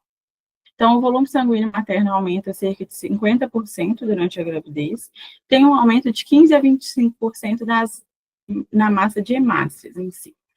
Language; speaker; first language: Portuguese; native; Portuguese